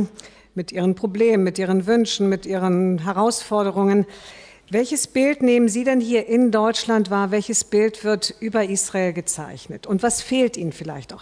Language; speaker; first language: German; native; German